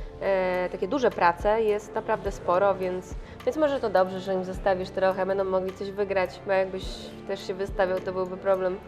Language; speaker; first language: Polish; native; Polish